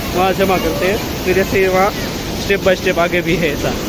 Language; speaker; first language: Hindi; non-native, local second language; Gujarati